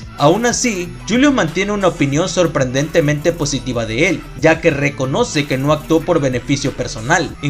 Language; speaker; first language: Spanish; native; Spanish